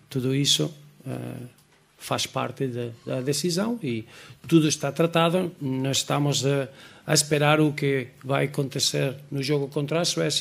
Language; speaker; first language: Portuguese; non-native, fluent; Spanish